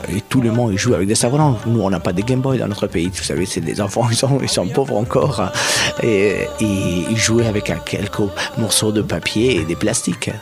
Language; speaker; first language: French; non-native, fluent; Persian